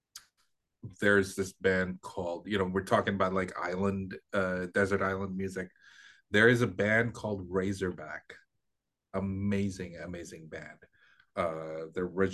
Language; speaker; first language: English; non-native, local second language; Filipino